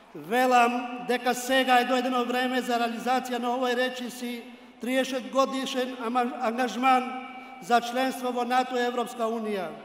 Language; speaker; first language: Macedonian; non-native, local second language; Albanian